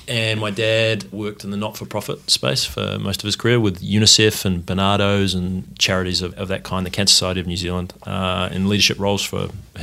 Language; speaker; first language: English; native; English